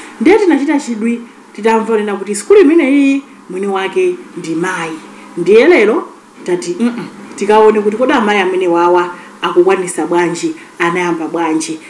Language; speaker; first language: Nyanja; native; Nyanja